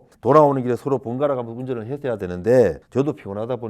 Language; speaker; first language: Korean; native; Korean